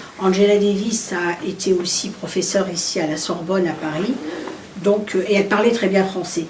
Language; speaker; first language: French; early bilingual, other home language; Arabic